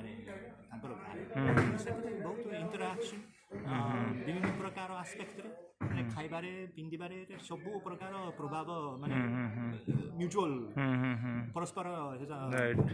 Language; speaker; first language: Odia; non-native, fluent; Japanese